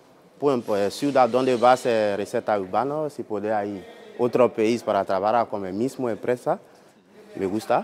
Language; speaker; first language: Spanish; non-native, learner; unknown